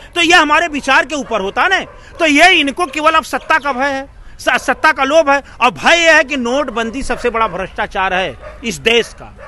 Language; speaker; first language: Hindi; native; Hindi